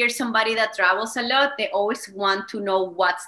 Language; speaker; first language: English; non-native, fluent; Spanish